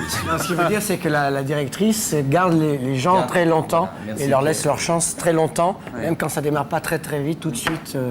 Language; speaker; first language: French; native; French